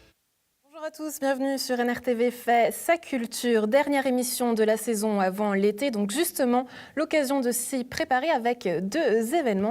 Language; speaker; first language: French; native; French